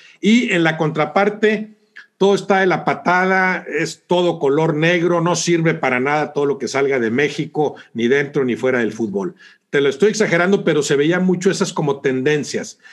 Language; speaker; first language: Spanish; native; Spanish